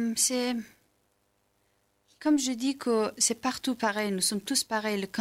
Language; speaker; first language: French; non-native, learner; Persian